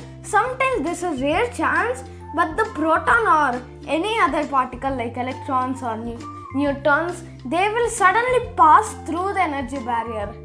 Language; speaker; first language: English; early bilingual, other home language; Telugu